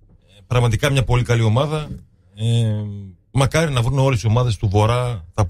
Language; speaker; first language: Greek; native; Greek